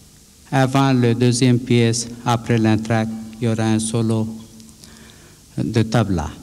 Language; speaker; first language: French; non-native, fluent; Bangla